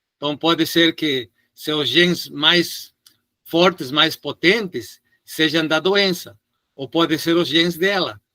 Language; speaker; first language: Portuguese; non-native, fluent; Spanish